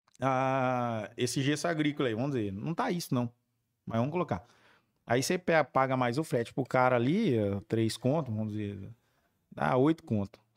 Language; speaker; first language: Portuguese; native; Portuguese